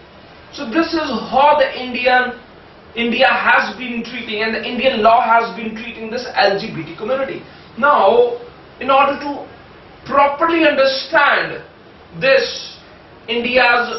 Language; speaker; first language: English; non-native, local second language; Hindi